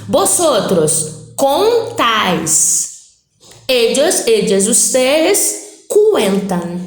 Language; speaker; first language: Spanish; non-native, fluent; Portuguese